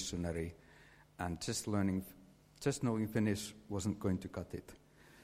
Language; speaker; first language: English; non-native, fluent; Finnish